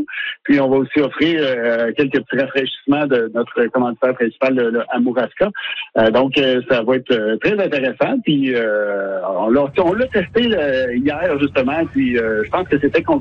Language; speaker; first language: French; native; French